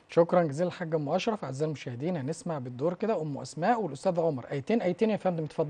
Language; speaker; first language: Arabic; native; Arabic